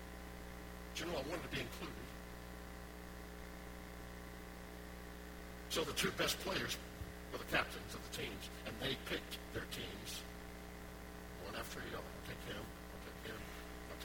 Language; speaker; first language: English; native; English